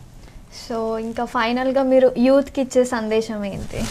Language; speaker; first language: Telugu; native; Telugu